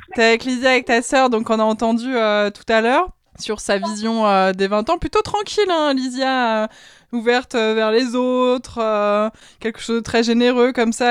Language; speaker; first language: French; native; French